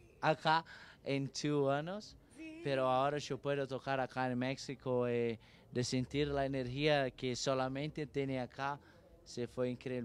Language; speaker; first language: Spanish; non-native, learner; Portuguese